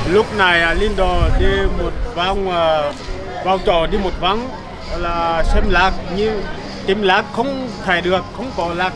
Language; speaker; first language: Vietnamese; non-native, learner; Portuguese